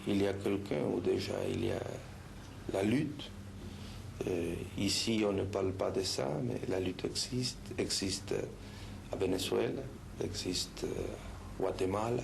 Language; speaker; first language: French; non-native, fluent; Spanish